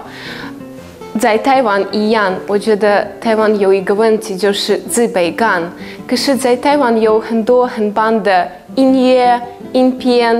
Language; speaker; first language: Chinese; non-native, fluent; Russian